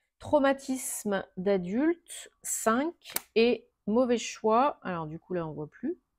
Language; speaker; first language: French; native; French